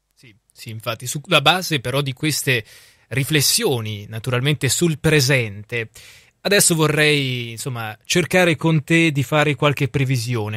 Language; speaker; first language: Italian; native; Italian